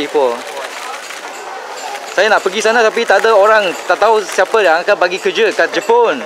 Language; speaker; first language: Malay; non-native, local second language; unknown